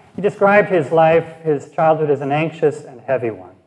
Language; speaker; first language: English; native; English